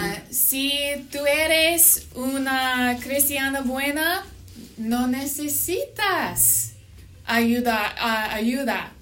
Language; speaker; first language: Spanish; non-native, learner; English